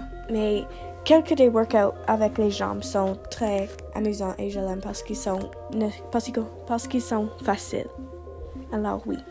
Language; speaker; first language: French; non-native, learner; English